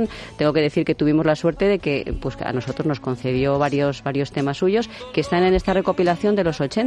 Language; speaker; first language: Spanish; native; Spanish